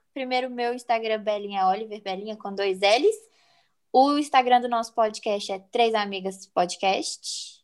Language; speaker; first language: Portuguese; native; Portuguese